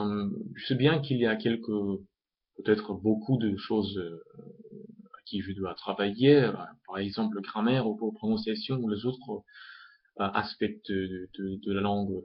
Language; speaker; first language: French; non-native, fluent; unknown